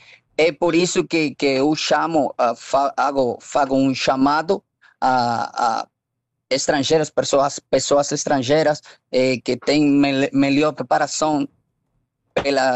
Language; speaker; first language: Portuguese; non-native, fluent; Spanish